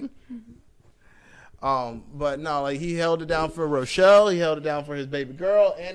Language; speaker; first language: English; native; English